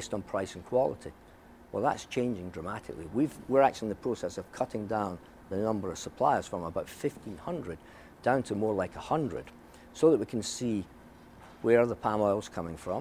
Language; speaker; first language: English; native; English